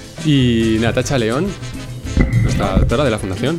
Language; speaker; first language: Spanish; native; Spanish